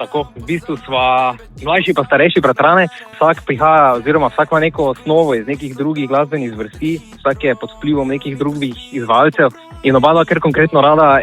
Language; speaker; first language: Slovenian; native; Slovenian